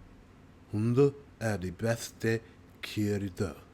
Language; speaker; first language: Swedish; non-native, learner; English